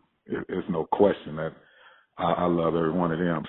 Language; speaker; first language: English; native; English